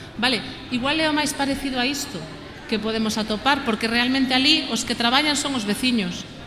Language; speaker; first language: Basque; non-native, fluent; Galician